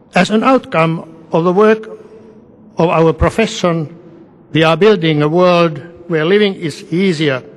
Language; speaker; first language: English; non-native, fluent; Finnish